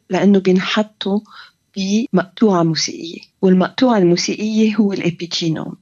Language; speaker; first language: Arabic; early bilingual, heritage; Arabic